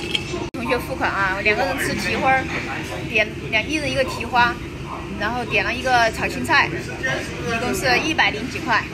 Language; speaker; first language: Chinese; native; Chinese